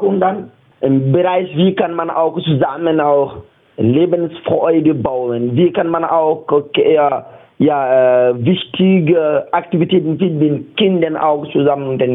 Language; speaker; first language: German; non-native, learner; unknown